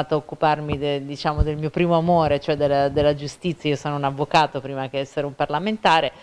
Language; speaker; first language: Italian; native; Italian